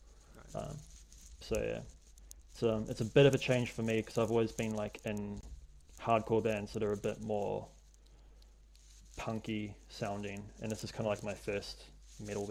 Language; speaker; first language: English; native; English